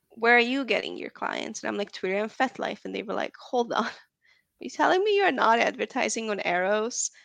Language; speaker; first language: English; non-native, fluent; Hungarian